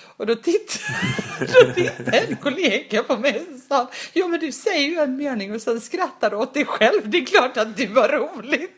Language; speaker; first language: Swedish; native; Swedish